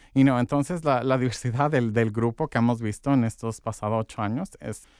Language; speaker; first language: Spanish; early bilingual, heritage; Spanish